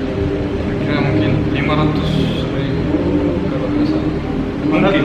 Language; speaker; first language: Indonesian; non-native, fluent; Turkmen